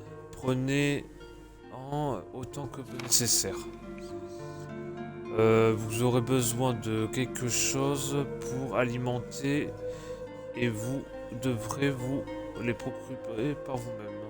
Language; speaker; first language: French; native; French